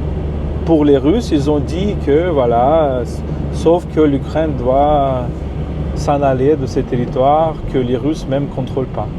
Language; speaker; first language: French; non-native, fluent; Ukrainian